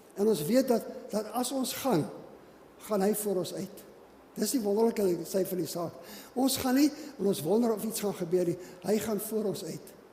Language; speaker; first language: Afrikaans; non-native, local second language; English